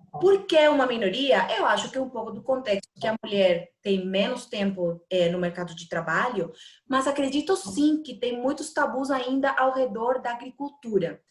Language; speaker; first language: Portuguese; non-native, fluent; Spanish